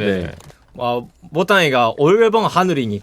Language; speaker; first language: Korean; non-native, fluent; Japanese